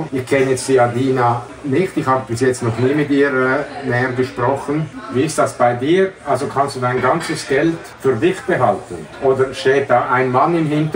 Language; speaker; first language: German; native; German